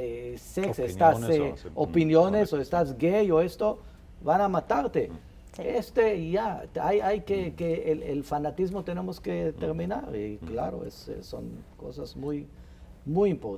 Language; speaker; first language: Spanish; non-native, fluent; Hebrew